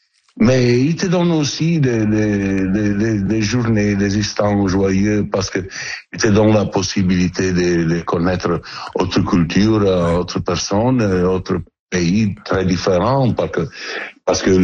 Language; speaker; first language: French; non-native, learner; Italian